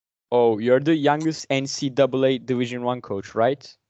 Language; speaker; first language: English; non-native, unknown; Turkish